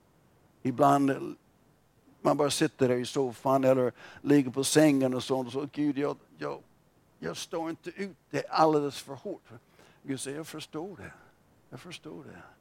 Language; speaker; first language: Swedish; non-native, fluent; English